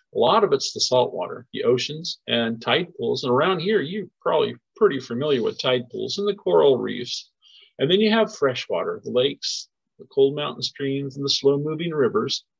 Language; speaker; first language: English; native; English